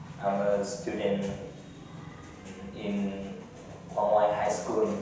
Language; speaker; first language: English; non-native, learner; Vietnamese